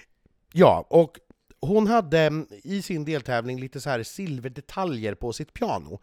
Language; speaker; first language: Swedish; native; Swedish